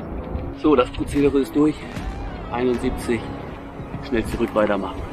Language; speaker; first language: German; native; German